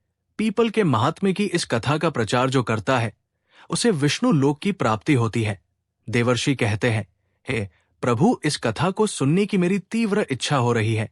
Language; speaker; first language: Hindi; native; Hindi